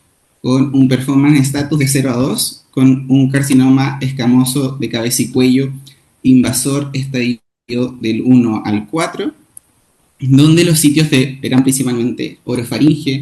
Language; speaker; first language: Spanish; native; Spanish